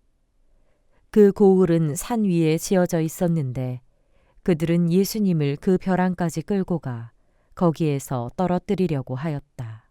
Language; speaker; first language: Korean; native; Korean